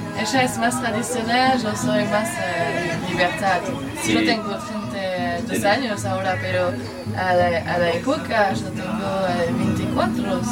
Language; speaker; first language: Spanish; non-native, learner; French